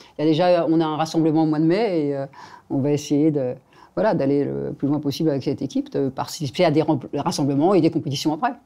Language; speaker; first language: French; native; French